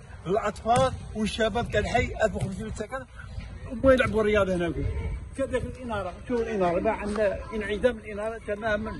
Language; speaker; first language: Arabic; native; Arabic